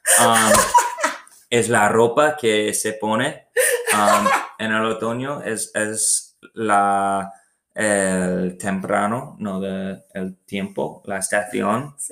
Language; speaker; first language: Spanish; non-native, learner; English